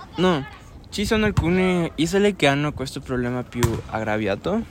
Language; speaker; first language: Italian; non-native, learner; Spanish